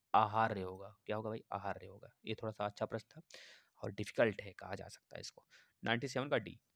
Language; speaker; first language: Hindi; native; Hindi